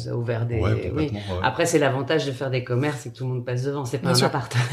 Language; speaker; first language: French; native; French